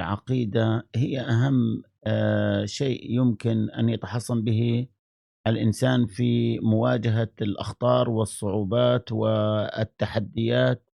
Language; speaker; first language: Arabic; native; Arabic